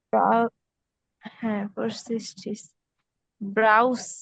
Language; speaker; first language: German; non-native, learner; Bangla